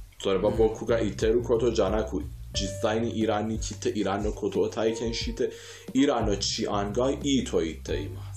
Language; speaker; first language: Japanese; non-native, fluent; Persian